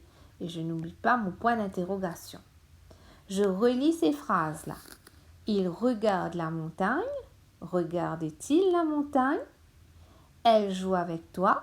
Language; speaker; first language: French; non-native, local second language; Morisyen